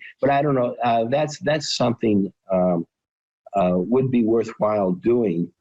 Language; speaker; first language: English; native; English